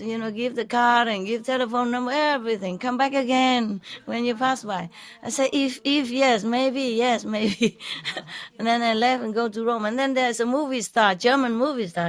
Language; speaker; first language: English; non-native, fluent; Vietnamese